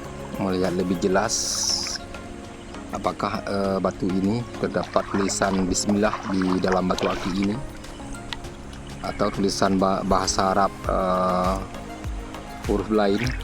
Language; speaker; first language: Indonesian; non-native, local second language; Achinese